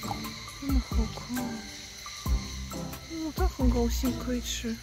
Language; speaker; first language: Chinese; non-native, learner; Russian